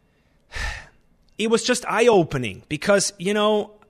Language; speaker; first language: English; non-native, fluent; Swiss German